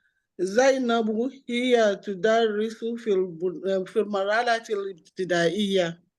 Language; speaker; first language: Arabic; non-native, learner; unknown